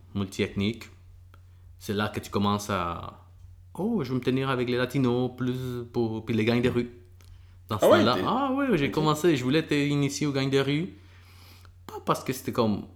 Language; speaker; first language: French; early bilingual, other home language; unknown